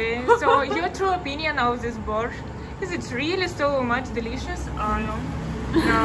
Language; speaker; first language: English; non-native, fluent; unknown